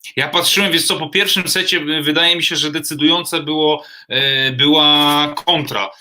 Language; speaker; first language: Polish; native; Polish